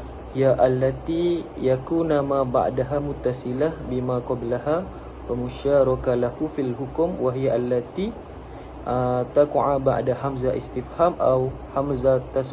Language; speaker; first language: Arabic; non-native, learner; Malay